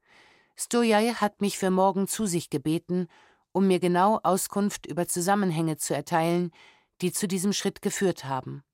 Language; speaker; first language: German; native; German